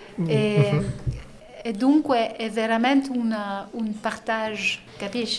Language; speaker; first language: Italian; non-native, learner; French